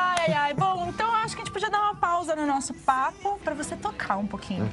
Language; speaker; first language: Portuguese; native; Portuguese